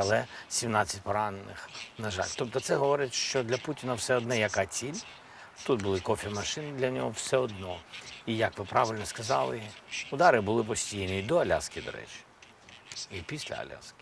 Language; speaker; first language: Ukrainian; non-native, local second language; Russian